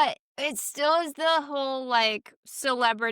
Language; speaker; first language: English; native; English